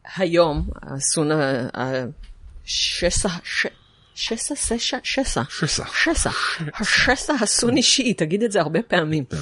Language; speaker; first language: Hebrew; native; Hebrew